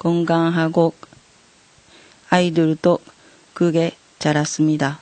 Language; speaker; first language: Korean; non-native, learner; Japanese